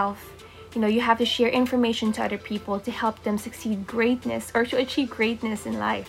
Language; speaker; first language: English; non-native, local second language; Filipino